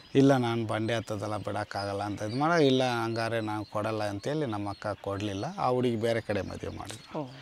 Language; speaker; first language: Kannada; non-native, local second language; Tamil